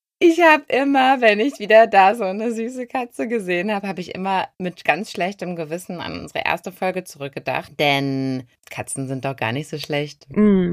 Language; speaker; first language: German; native; German